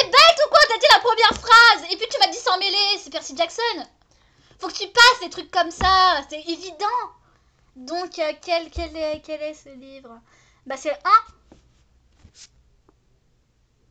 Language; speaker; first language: French; native; French